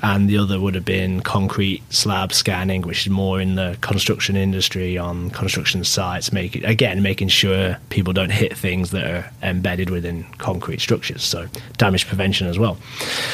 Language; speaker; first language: English; native; English